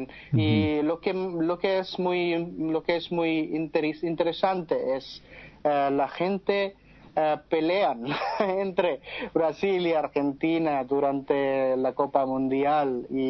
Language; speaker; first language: Spanish; non-native, fluent; Bangla